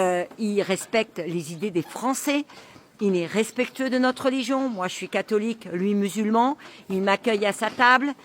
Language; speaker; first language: French; native; French